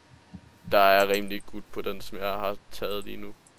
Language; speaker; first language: Danish; native; Danish